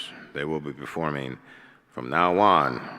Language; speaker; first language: English; native; English